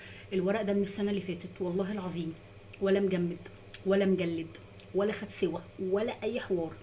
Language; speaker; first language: Arabic; native; Arabic